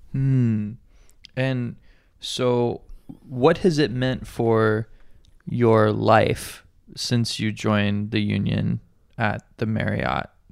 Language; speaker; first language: English; native; English